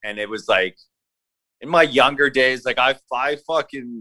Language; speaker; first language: English; native; English